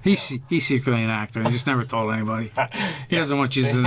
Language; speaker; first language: English; native; English